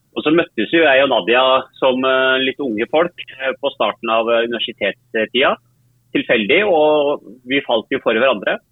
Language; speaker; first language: Norwegian; early bilingual, other home language; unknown